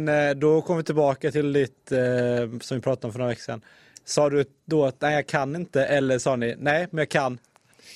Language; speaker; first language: Swedish; native; Swedish